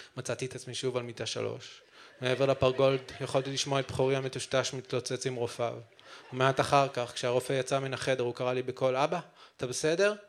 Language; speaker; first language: Hebrew; native; Hebrew